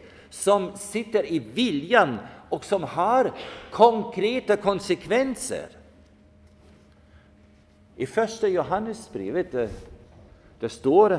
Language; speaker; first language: Swedish; non-native, fluent; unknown